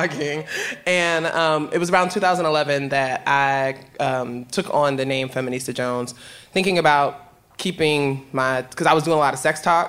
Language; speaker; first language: English; native; English